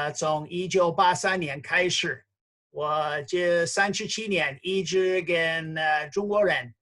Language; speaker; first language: Chinese; non-native, fluent; English